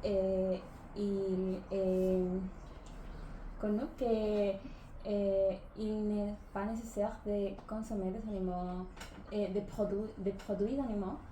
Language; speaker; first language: French; non-native, learner; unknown